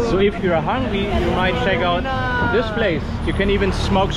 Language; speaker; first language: English; non-native, fluent; German